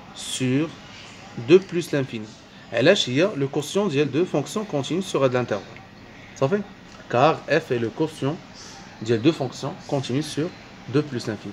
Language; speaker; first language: French; non-native, local second language; Arabic